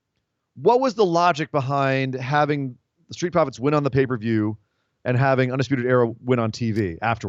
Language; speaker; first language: English; native; English